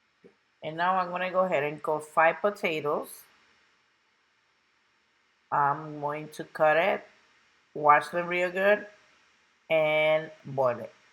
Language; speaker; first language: English; non-native, local second language; Spanish